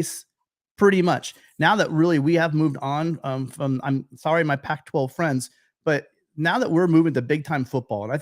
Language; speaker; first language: English; native; English